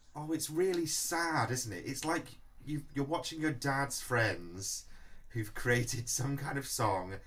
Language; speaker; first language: English; native; English